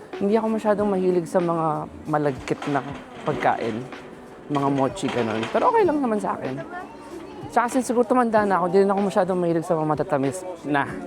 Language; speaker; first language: Filipino; non-native, local second language; Pampanga